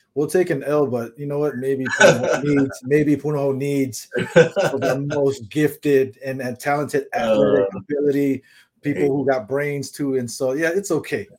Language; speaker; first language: English; native; English